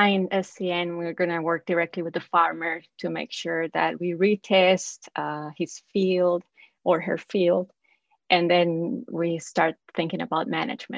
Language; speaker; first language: English; non-native, fluent; Spanish